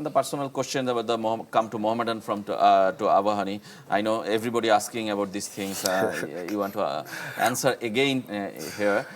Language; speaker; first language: English; non-native, learner; Bangla